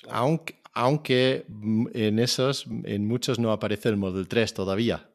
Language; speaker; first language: Spanish; non-native, fluent; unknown